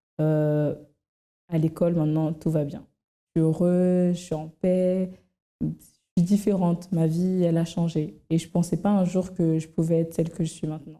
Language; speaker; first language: French; native; French